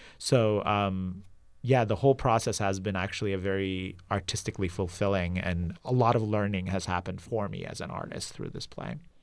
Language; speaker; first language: English; non-native, fluent; Turkish